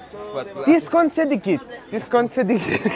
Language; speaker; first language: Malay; non-native, learner; Persian